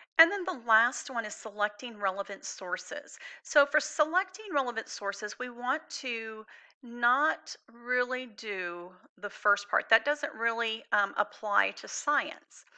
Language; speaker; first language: English; native; English